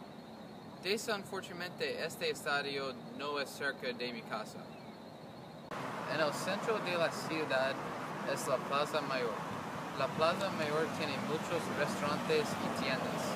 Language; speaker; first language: Spanish; non-native, learner; English